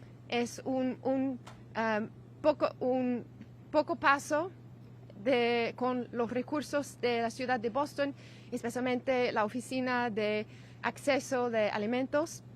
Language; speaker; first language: Spanish; non-native, learner; English